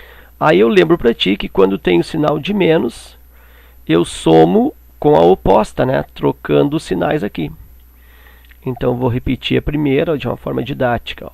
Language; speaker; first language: Portuguese; native; Portuguese